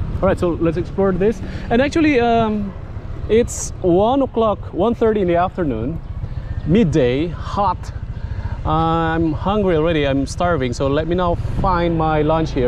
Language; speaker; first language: English; non-native, local second language; Filipino